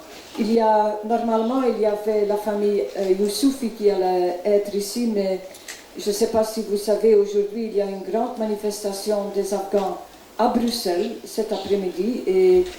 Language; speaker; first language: French; non-native, local second language; Dutch